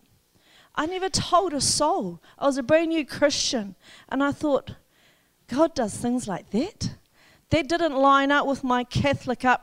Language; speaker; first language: English; native; English